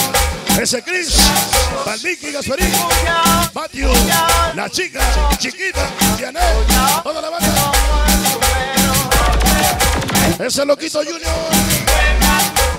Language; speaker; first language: Spanish; native; Spanish